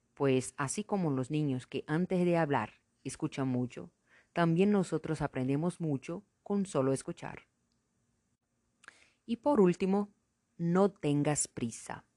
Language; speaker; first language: Spanish; non-native, fluent; Portuguese